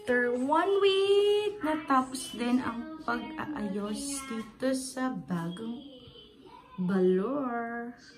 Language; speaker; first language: Filipino; native; Filipino